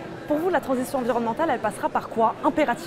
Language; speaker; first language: French; native; French